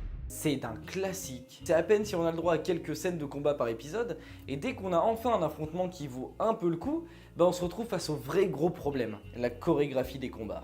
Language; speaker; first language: French; native; French